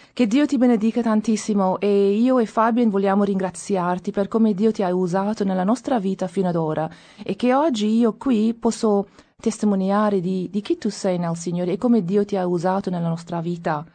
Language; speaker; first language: Italian; non-native, fluent; Afrikaans